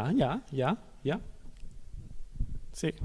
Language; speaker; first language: Spanish; non-native, learner; Italian